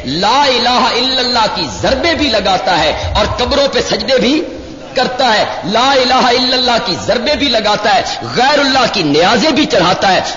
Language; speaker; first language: Urdu; non-native, local second language; Punjabi